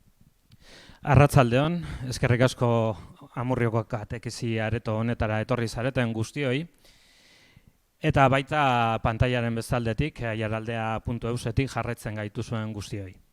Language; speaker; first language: Basque; native; Basque